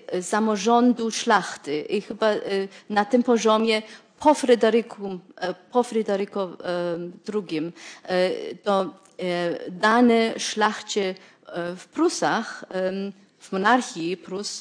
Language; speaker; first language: Polish; non-native, fluent; German